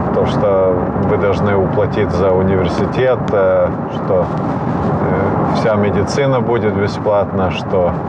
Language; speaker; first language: Russian; early bilingual, heritage; Russian